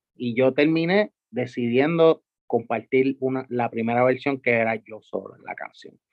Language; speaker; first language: Spanish; native; Spanish